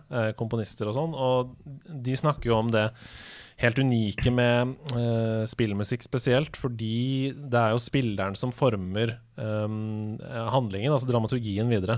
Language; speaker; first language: Norwegian; native; Norwegian